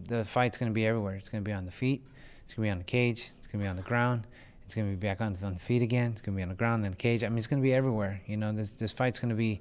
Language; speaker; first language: English; early bilingual, other home language; Filipino